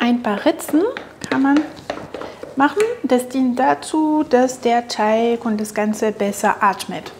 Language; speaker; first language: German; non-native, fluent; French